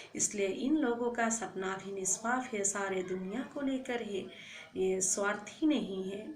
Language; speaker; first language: Hindi; non-native, local second language; Assamese